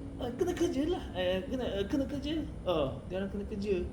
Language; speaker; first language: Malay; non-native, learner; Korean